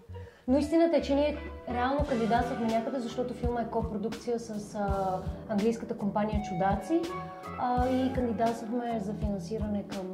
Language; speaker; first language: Bulgarian; native; Bulgarian